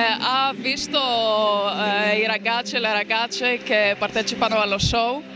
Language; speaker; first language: Italian; non-native, fluent; Greek